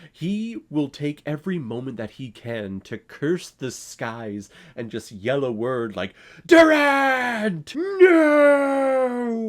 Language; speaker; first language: English; native; English